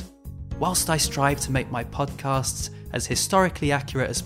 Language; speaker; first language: English; native; English